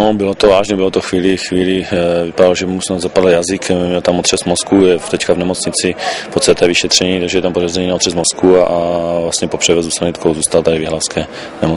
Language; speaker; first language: Czech; native; Czech